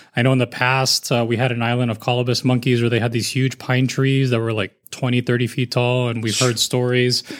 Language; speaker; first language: English; native; English